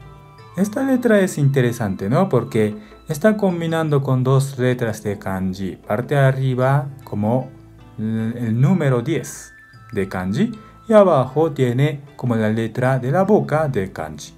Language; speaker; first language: Spanish; non-native, fluent; Japanese